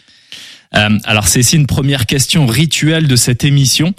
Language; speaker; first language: French; native; French